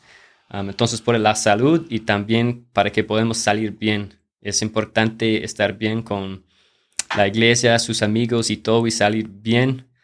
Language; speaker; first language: Spanish; non-native, fluent; English